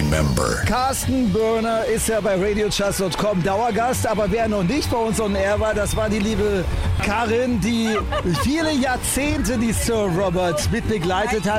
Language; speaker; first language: German; native; German